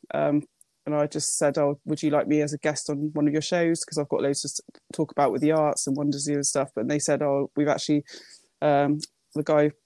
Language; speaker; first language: English; early bilingual, other home language; Japanese